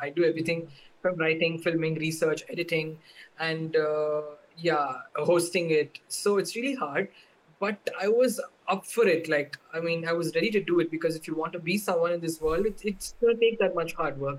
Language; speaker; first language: English; non-native, local second language; Tamil